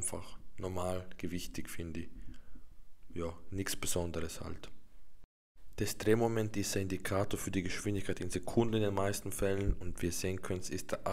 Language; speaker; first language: German; native; German